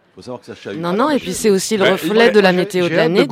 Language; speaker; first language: French; non-native, fluent; English